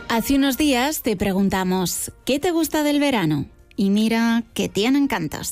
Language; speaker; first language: Spanish; native; Spanish